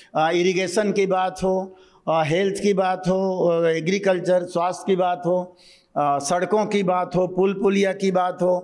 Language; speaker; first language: Hindi; native; Hindi